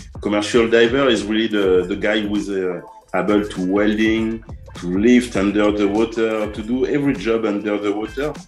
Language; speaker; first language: English; non-native, learner; French